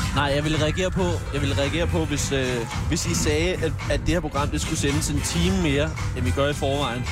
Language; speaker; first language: Danish; native; Danish